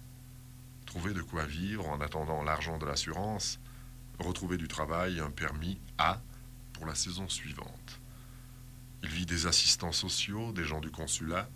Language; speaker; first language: French; native; French